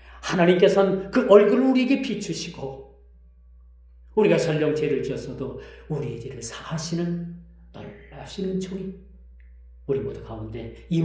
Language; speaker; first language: Korean; native; Korean